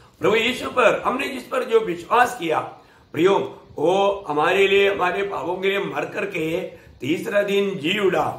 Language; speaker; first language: Hindi; non-native, local second language; Malayalam